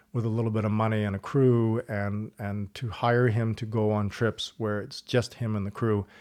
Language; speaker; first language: English; native; English